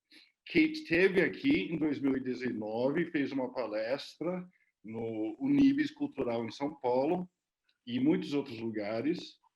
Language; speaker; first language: Portuguese; non-native, fluent; English